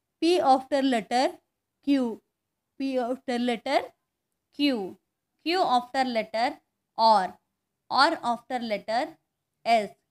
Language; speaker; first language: English; non-native, local second language; Telugu